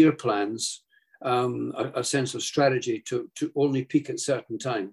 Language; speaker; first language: English; native; English